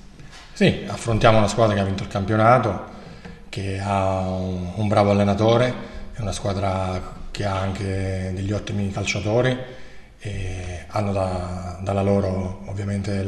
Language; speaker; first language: Italian; native; Italian